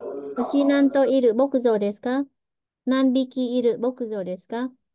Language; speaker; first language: Japanese; early bilingual, heritage; Vietnamese